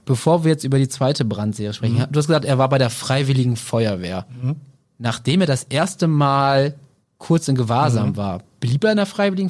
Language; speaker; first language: German; native; German